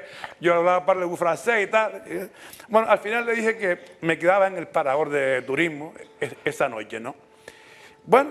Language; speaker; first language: Spanish; native; Spanish